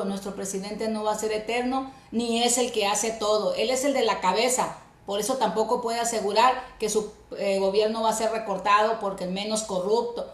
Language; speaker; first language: Spanish; native; Spanish